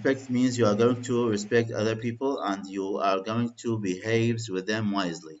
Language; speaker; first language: English; non-native, fluent; Arabic